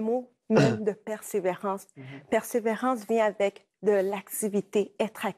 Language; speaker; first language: French; native; French